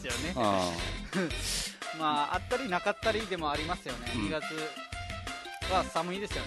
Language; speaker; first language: Japanese; non-native, fluent; Nepali